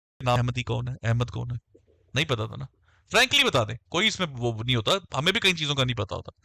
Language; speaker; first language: Urdu; native; Urdu